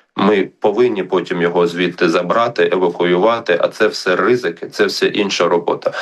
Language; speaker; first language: Ukrainian; native; Ukrainian